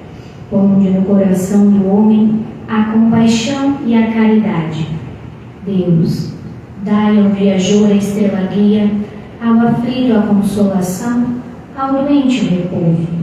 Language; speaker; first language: Portuguese; native; Portuguese